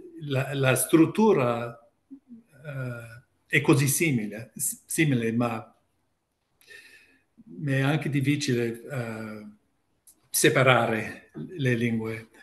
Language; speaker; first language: Italian; non-native, learner; English